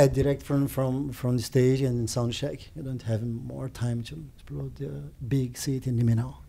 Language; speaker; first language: English; non-native, learner; Portuguese